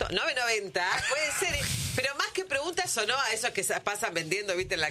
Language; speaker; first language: Spanish; native; Spanish